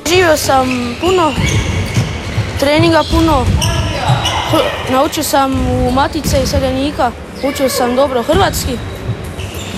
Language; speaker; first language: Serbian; early bilingual, heritage; Serbian